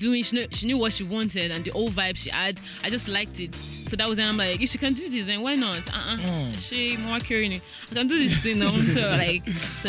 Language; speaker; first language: English; non-native, local second language; Yoruba